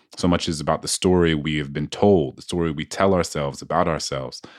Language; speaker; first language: English; native; English